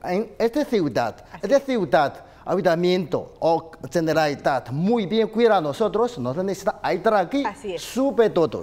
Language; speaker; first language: Spanish; non-native, learner; Chinese